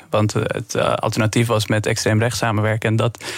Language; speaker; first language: Dutch; non-native, fluent; Persian